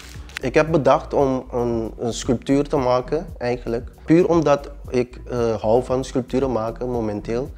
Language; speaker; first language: Dutch; early bilingual, other home language; Papiamento